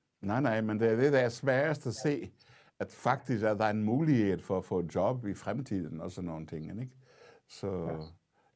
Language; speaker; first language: Danish; non-native, fluent; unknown